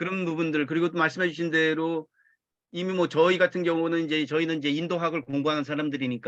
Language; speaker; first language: Korean; native; Korean